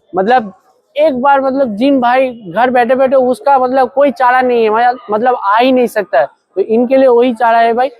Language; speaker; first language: Hindi; non-native, local second language; Bangla